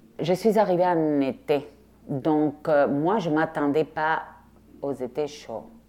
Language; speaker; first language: French; non-native, fluent; Spanish